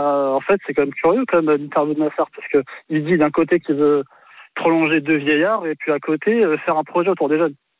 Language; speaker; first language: French; native; French